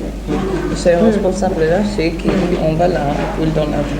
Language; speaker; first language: French; non-native, learner; Italian